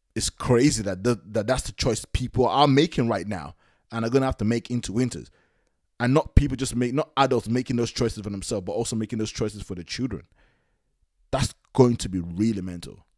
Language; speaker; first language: English; native; English